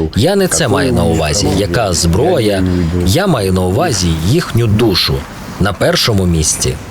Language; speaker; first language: Ukrainian; non-native, fluent; Georgian